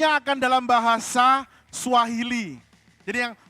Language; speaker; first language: Indonesian; native; Indonesian